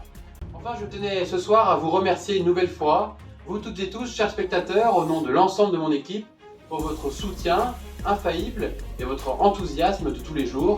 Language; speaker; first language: French; native; French